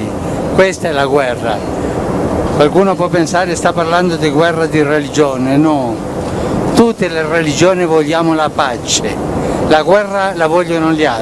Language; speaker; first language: Italian; non-native, fluent; Spanish